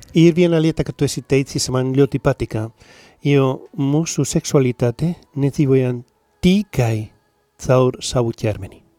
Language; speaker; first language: Latvian; non-native, learner; Spanish